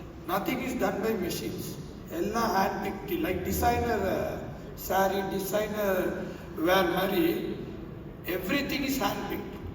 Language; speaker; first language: English; non-native, local second language; Tamil